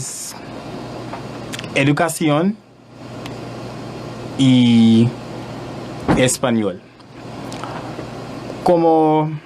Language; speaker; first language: Spanish; non-native, learner; English